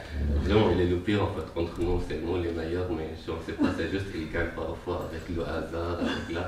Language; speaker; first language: French; non-native, fluent; Arabic